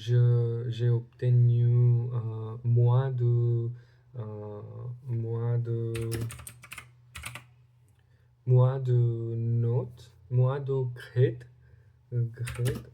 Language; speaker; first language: French; non-native, learner; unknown